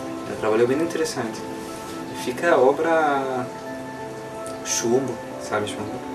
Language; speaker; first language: Portuguese; non-native, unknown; Arabic